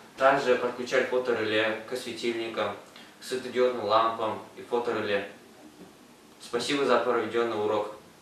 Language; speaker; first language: Russian; non-native, local second language; Kazakh